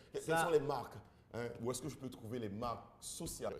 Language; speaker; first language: French; non-native, local second language; Haitian Creole